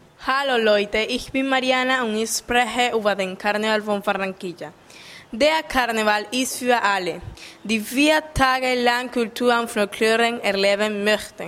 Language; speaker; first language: German; non-native, learner; Spanish